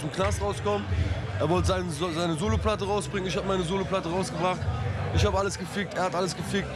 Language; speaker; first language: German; early bilingual, other home language; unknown